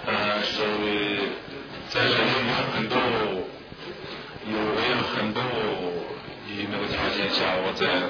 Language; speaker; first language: Chinese; non-native, local second language; Tibetan